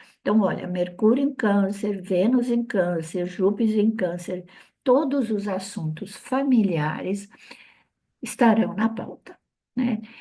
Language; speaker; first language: Portuguese; early bilingual, other home language; Italian